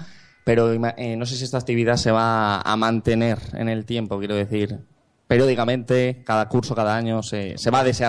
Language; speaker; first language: Spanish; native; Spanish